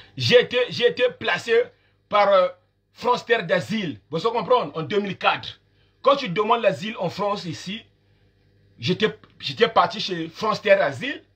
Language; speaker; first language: French; non-native, local second language; Lingala